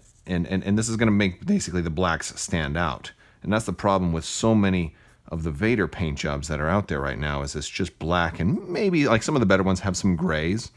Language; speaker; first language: English; native; English